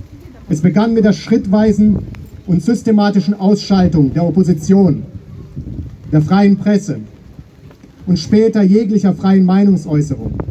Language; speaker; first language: German; native; German